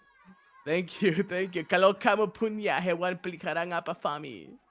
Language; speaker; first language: Indonesian; non-native, learner; English